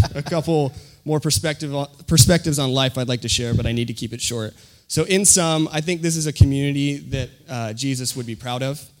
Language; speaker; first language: English; native; English